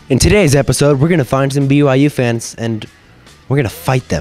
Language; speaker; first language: English; native; English